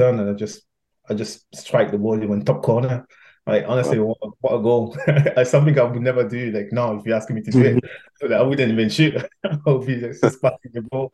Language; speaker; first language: English; non-native, fluent; French